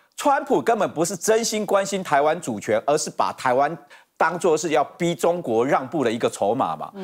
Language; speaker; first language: Chinese; native; Chinese